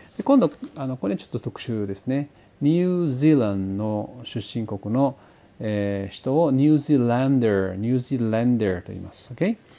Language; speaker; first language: Japanese; early bilingual, heritage; Portuguese